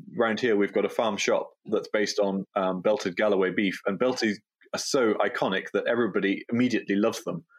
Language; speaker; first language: English; native; English